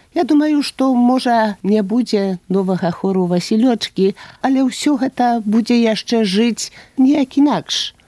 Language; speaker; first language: Belarusian; native; Belarusian